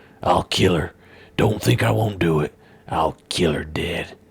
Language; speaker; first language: English; native; English